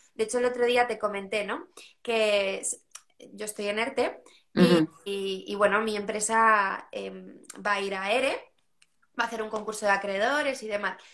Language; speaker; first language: Spanish; native; Spanish